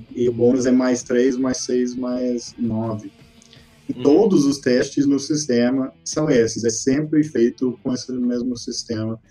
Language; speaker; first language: Portuguese; non-native, fluent; English